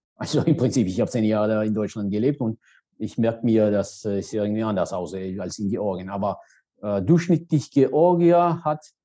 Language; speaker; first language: German; non-native, fluent; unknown